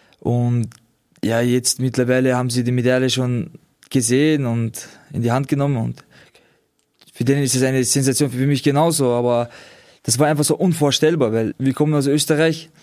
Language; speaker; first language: German; early bilingual, other home language; Georgian